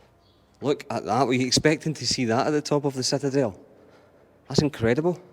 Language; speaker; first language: English; native; English